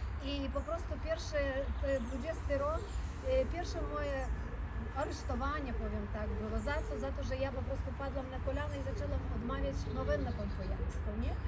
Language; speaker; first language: Polish; early bilingual, heritage; Polish